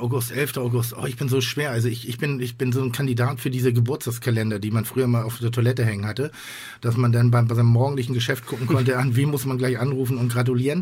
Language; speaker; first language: German; native; German